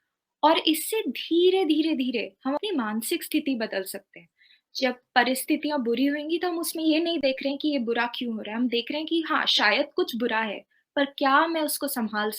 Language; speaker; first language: Hindi; native; Hindi